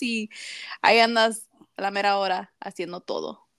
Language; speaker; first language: Spanish; early bilingual, heritage; Spanish